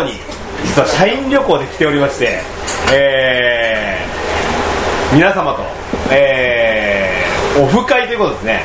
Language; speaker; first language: Japanese; native; Japanese